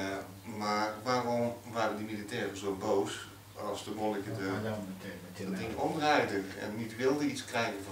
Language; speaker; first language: Dutch; native; Dutch